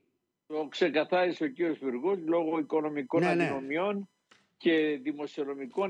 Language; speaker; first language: Greek; native; Greek